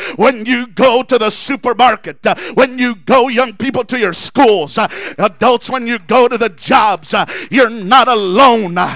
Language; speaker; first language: English; early bilingual, other home language; Spanish